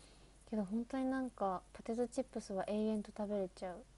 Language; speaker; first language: Japanese; native; Japanese